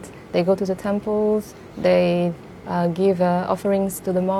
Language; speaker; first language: English; non-native, fluent; French